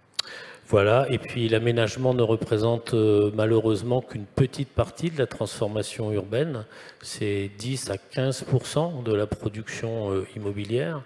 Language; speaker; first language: French; native; French